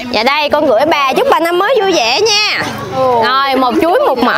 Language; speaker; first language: Vietnamese; native; Vietnamese